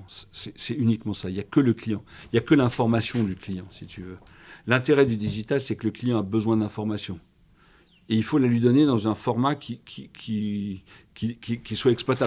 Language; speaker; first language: French; native; French